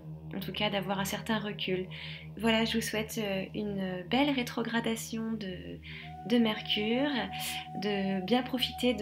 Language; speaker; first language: French; native; French